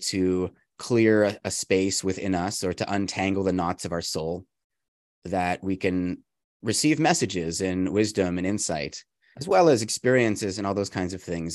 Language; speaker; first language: English; native; English